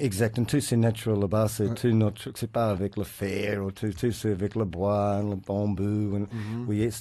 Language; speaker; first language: French; non-native, learner; English